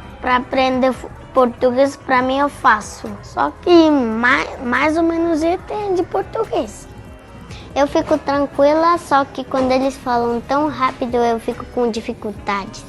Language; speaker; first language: Portuguese; early bilingual, heritage; Portuguese